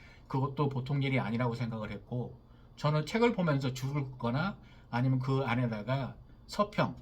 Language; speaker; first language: Korean; native; Korean